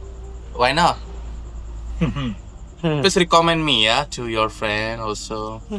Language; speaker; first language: English; non-native, learner; Indonesian